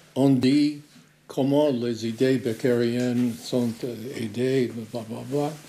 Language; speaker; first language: French; non-native, fluent; English